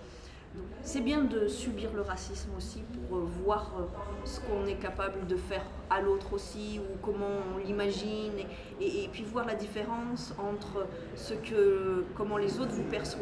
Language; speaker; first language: French; native; French